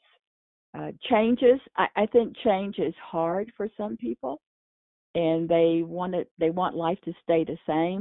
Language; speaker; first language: English; native; English